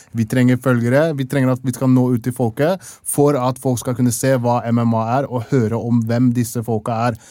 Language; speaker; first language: Norwegian; native; Norwegian